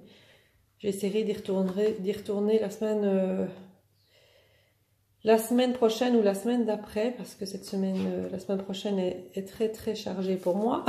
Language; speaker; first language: French; native; French